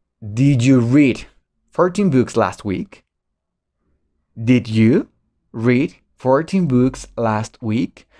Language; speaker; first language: English; non-native, fluent; Spanish